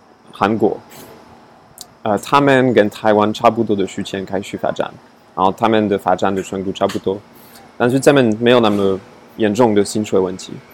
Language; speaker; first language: Chinese; non-native, fluent; French